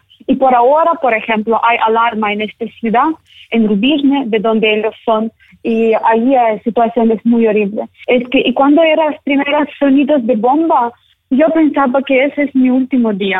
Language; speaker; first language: Spanish; non-native, learner; Ukrainian